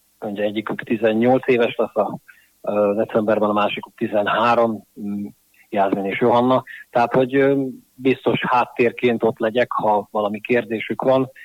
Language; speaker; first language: Hungarian; native; Hungarian